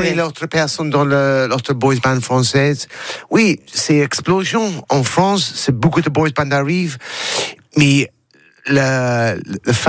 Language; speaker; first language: French; non-native, learner; English